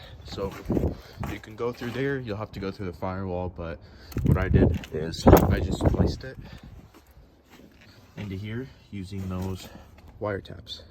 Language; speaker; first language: English; native; English